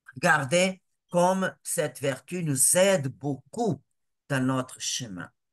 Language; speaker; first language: French; non-native, fluent; Portuguese